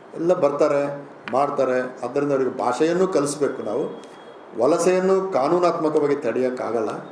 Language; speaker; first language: Kannada; native; Kannada